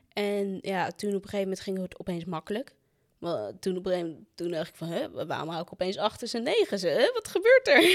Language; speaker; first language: Dutch; native; Dutch